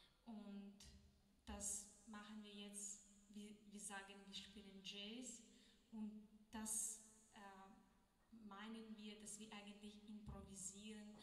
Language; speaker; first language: German; non-native, learner; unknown